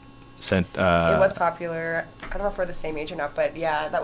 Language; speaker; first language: English; native; English